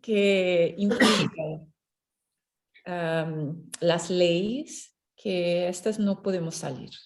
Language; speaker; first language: Spanish; non-native, fluent; Portuguese